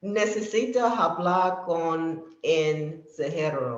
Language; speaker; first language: Spanish; non-native, learner; English